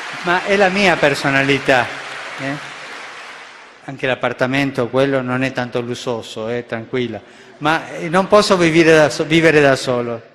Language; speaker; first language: Italian; non-native, fluent; Spanish